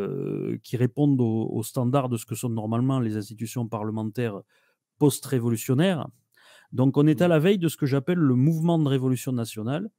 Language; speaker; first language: French; native; French